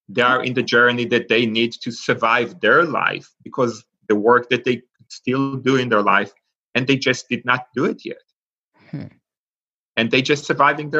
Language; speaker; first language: English; non-native, fluent; Hebrew